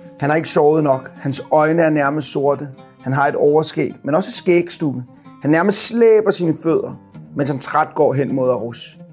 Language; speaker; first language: Danish; native; Danish